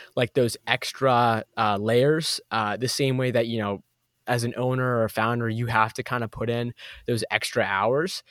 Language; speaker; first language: English; native; English